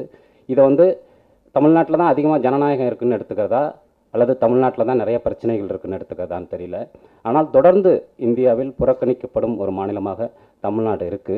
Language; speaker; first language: Tamil; native; Tamil